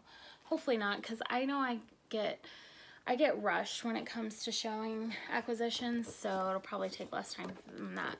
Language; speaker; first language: English; native; English